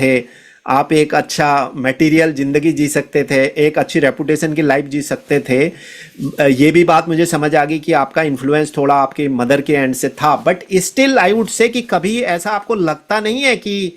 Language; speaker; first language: Hindi; native; Hindi